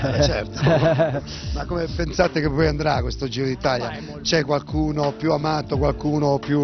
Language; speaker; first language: Italian; native; Italian